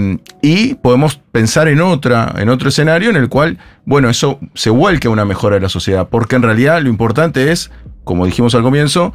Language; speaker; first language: Spanish; native; Spanish